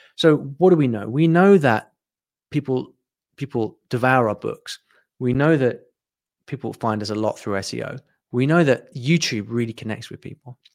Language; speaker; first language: English; native; English